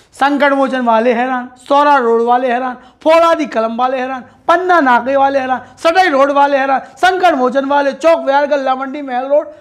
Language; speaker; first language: Hindi; native; Hindi